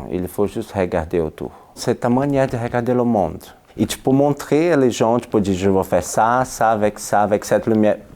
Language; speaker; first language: French; non-native, fluent; Portuguese